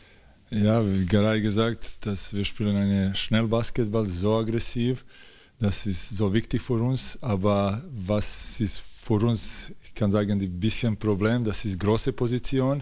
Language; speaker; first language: German; non-native, learner; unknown